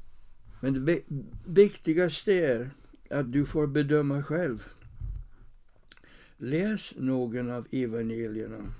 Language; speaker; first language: Swedish; non-native, fluent; English